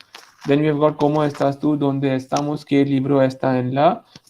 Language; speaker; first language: Spanish; non-native, fluent; Hindi